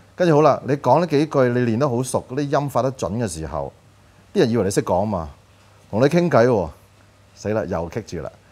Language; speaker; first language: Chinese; non-native, local second language; Cantonese